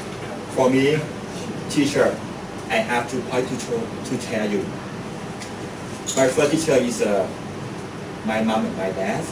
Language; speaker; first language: English; non-native, learner; Thai